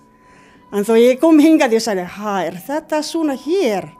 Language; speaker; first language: Icelandic; non-native, learner; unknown